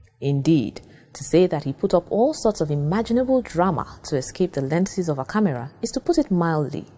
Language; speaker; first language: English; non-native, local second language; Yoruba